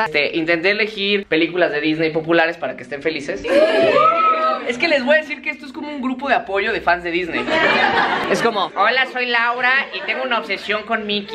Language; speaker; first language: Spanish; native; Spanish